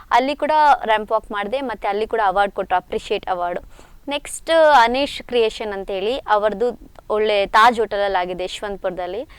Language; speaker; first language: Kannada; native; Kannada